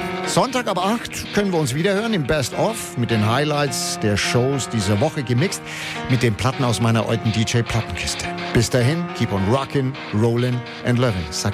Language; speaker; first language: German; native; German